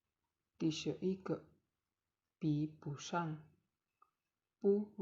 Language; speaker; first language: Chinese; non-native, learner; Indonesian